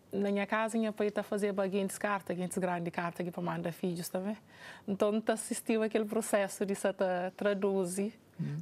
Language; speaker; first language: Portuguese; non-native, local second language; Kabuverdianu